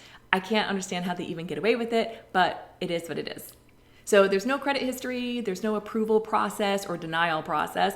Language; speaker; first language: English; native; English